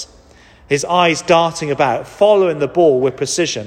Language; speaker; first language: English; native; English